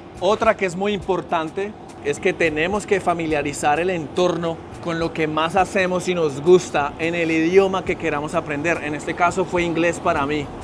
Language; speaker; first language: Spanish; native; Spanish